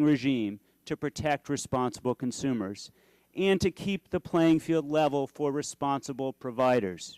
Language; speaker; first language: English; native; English